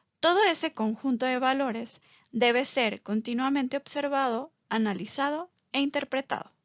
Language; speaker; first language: Spanish; native; Spanish